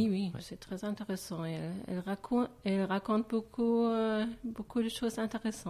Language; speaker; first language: French; non-native, fluent; German